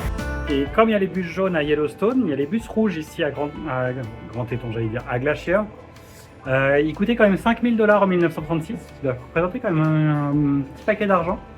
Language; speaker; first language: French; native; French